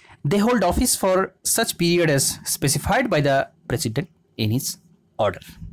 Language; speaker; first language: English; non-native, local second language; Bangla